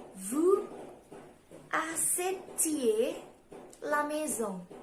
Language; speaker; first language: French; non-native, fluent; Indonesian